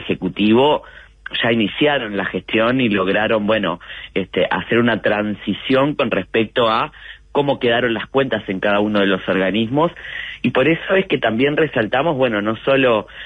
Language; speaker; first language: Spanish; native; Spanish